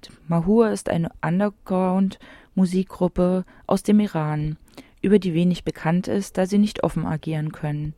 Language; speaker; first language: German; native; German